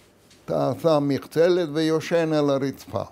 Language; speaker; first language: Hebrew; non-native, fluent; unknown